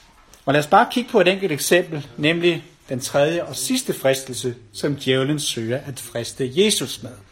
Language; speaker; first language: Danish; native; Danish